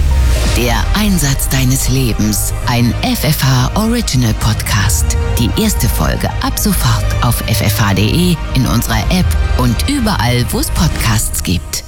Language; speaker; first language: German; native; German